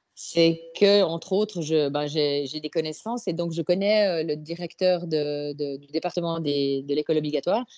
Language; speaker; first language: French; native; French